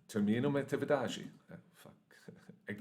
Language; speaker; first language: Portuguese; non-native, learner; English